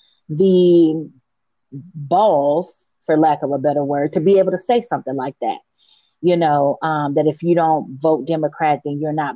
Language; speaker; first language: English; native; English